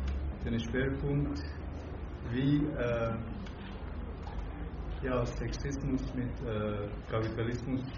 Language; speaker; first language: German; non-native, fluent; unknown